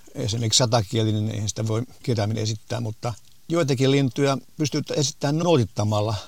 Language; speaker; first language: Finnish; native; Finnish